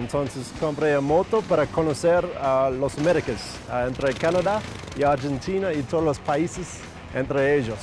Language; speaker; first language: Spanish; non-native, fluent; English